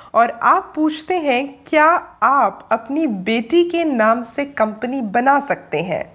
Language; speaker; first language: Hindi; native; Hindi